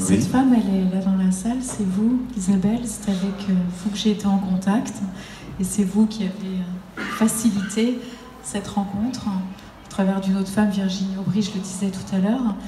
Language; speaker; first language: French; native; French